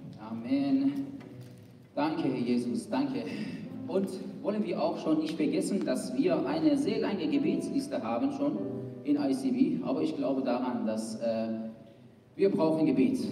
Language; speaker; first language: German; non-native, fluent; Persian